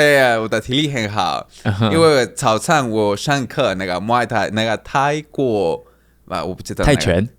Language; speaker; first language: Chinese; non-native, learner; Spanish